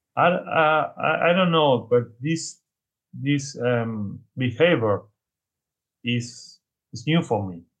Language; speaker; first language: English; non-native, learner; Spanish